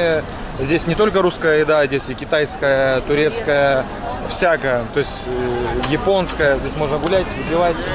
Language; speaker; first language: Russian; native; Russian